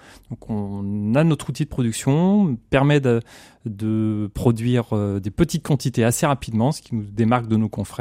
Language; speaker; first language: French; native; French